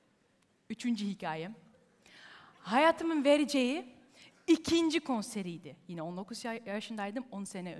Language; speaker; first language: Turkish; early bilingual, heritage; Turkish